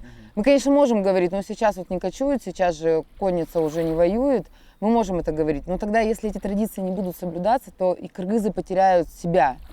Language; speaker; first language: Russian; native; Russian